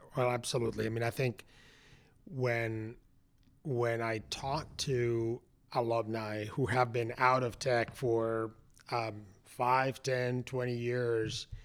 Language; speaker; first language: English; non-native, fluent; Spanish